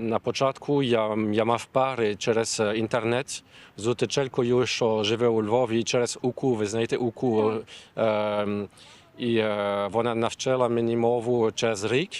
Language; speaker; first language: Ukrainian; non-native, learner; French